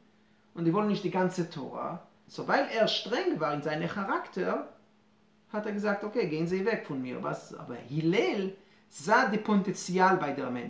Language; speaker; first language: German; non-native, fluent; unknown